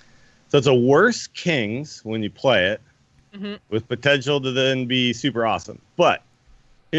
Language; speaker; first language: English; native; English